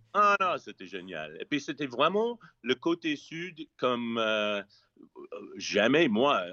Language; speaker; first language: French; non-native, fluent; English